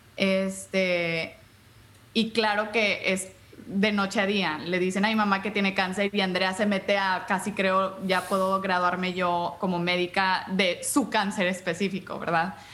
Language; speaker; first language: Spanish; native; Spanish